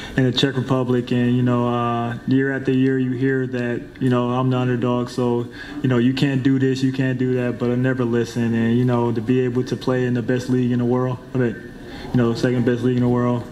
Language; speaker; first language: English; native; English